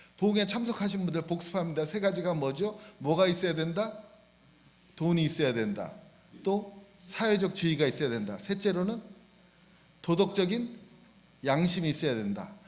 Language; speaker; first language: Korean; native; Korean